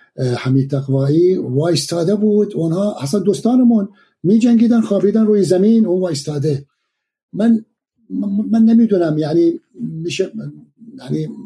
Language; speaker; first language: Persian; non-native, fluent; Arabic